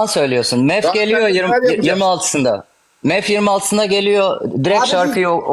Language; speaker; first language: Turkish; native; Turkish